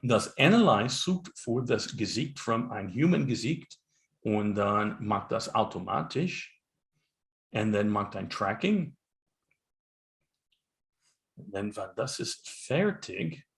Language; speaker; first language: German; non-native, learner; English